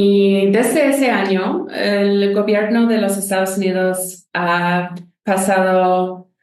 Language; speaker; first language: Spanish; non-native, fluent; English